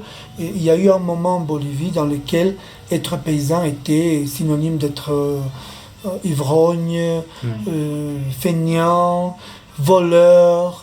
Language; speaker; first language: French; non-native, fluent; Spanish